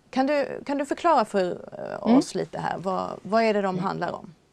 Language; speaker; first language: Swedish; native; Swedish